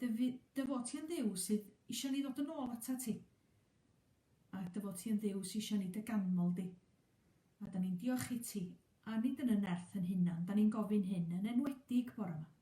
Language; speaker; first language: Welsh; native; Welsh